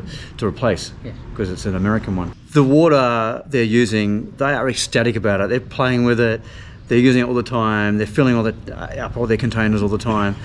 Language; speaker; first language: English; native; English